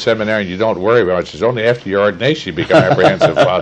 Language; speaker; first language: English; native; English